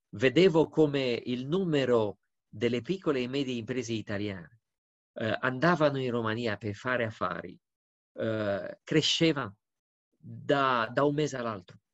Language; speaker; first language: Italian; non-native, fluent; Romanian